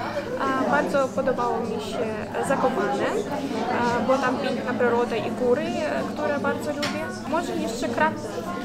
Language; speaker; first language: Polish; non-native, fluent; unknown